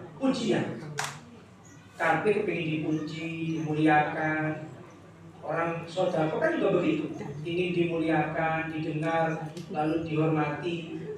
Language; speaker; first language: Indonesian; native; Indonesian